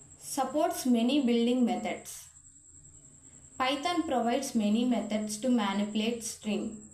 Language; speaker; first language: English; non-native, local second language; Telugu